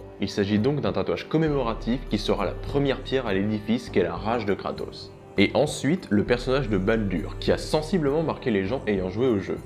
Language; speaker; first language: French; native; French